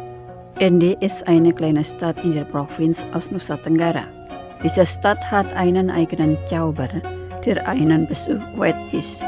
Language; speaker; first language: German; non-native, fluent; Indonesian